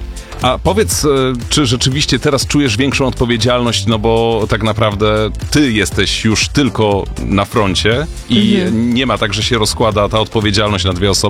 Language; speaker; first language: Polish; native; Polish